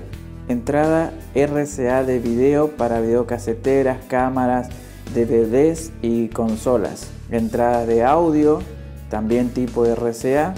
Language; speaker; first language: Spanish; native; Spanish